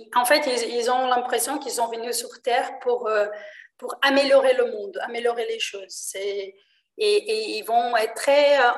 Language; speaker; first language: French; non-native, fluent; Portuguese